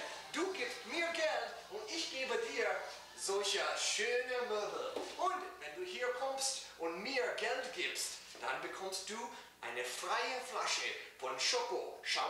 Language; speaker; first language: German; non-native, learner; English